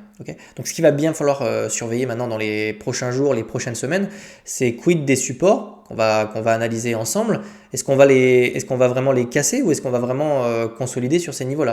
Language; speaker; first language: French; native; French